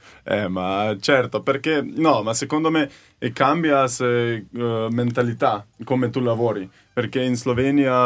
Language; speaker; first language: Italian; non-native, learner; Slovenian